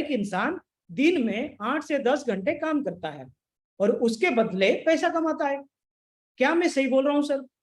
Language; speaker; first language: Hindi; native; Hindi